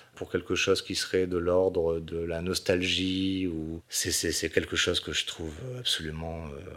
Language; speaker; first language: French; native; French